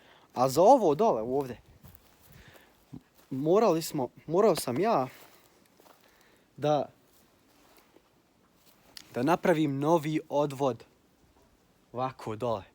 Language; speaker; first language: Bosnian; early bilingual, heritage; Croatian